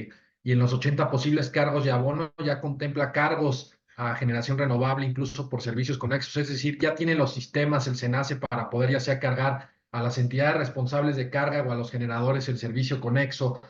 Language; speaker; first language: Spanish; native; Spanish